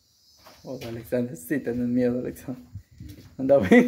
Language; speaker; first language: Spanish; native; Spanish